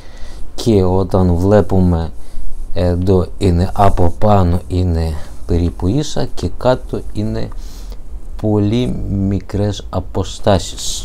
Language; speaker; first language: Greek; non-native, learner; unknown